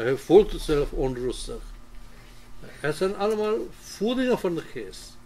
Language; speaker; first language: Dutch; non-native, fluent; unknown